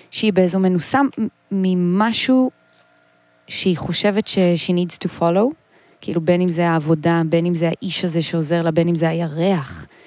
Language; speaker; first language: Hebrew; native; Hebrew